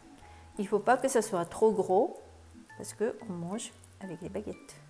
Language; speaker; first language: French; non-native, fluent; Japanese